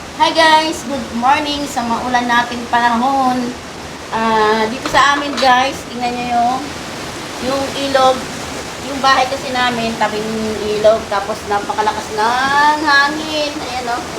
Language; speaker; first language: Filipino; non-native, local second language; Waray